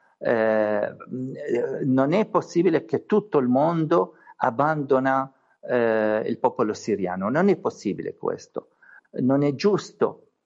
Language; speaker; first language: Italian; non-native, fluent; Arabic